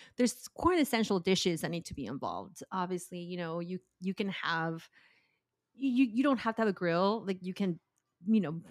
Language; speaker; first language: English; early bilingual, other home language; Spanish